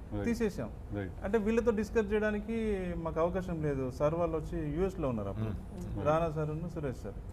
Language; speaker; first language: Telugu; native; Telugu